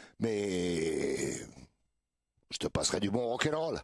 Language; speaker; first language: French; native; French